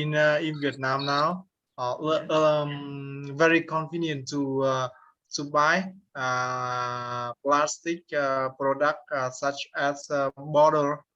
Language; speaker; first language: English; non-native, learner; Vietnamese